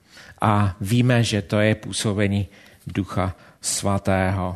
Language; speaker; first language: Czech; non-native, fluent; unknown